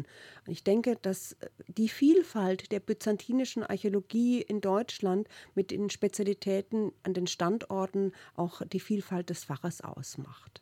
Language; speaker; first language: German; native; German